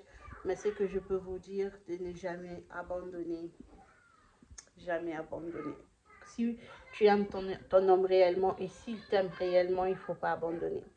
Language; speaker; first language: French; non-native, local second language; Lingala